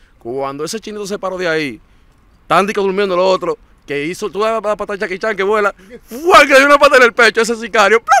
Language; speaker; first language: Spanish; native; Spanish